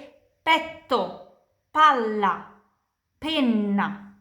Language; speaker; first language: Italian; non-native, fluent; Indonesian